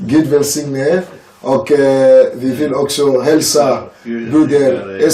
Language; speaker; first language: Swedish; non-native, learner; French